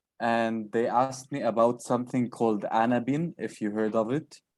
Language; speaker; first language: English; non-native, fluent; Arabic